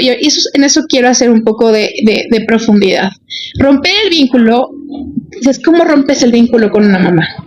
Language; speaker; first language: Spanish; native; Spanish